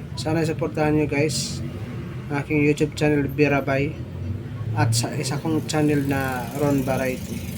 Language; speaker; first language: Filipino; non-native, local second language; Cebuano